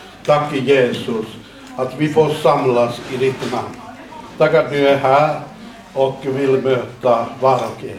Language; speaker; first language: Swedish; non-native, fluent; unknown